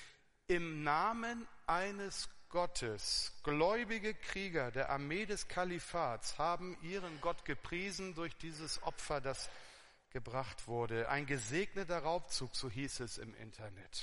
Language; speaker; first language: German; native; German